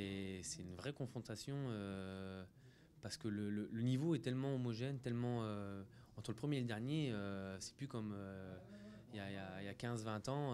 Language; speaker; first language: French; native; French